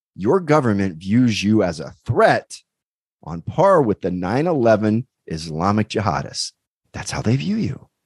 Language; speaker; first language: English; native; English